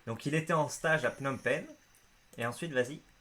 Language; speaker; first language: French; native; French